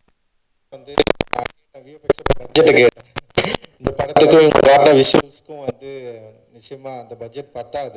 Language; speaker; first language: Tamil; native; Tamil